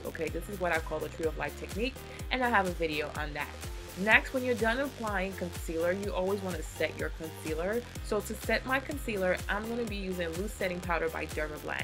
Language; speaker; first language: English; native; English